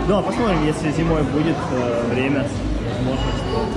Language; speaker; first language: Russian; native; Russian